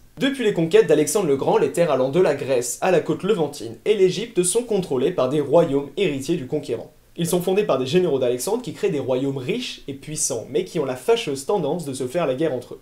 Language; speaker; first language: French; native; French